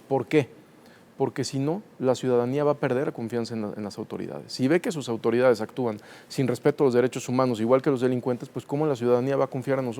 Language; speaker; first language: Spanish; native; Spanish